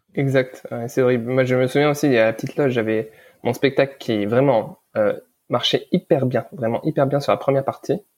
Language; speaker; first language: French; early bilingual, other home language; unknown